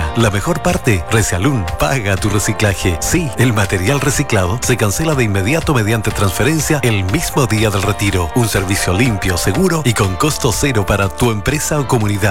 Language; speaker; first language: Spanish; native; Spanish